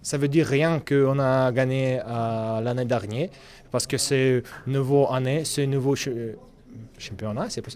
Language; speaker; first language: French; non-native, learner; Russian